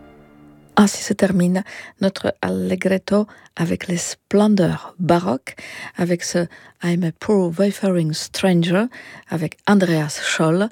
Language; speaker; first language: French; native; French